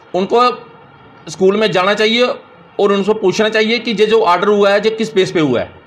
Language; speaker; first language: Hindi; native; Hindi